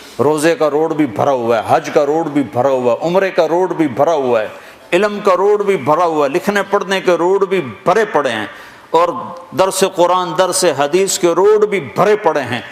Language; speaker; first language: Urdu; non-native, local second language; Punjabi